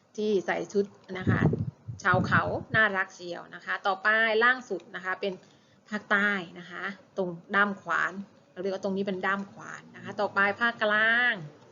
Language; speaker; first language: Thai; native; Thai